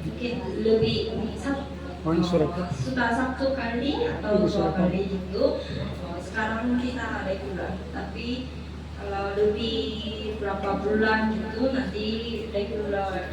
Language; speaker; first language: Indonesian; non-native, learner; Korean